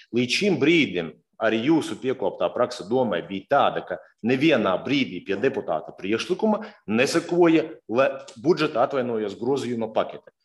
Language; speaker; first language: Latvian; non-native, local second language; Russian